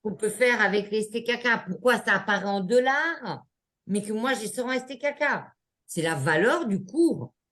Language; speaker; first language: French; native; French